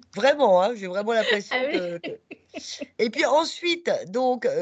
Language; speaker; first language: French; native; French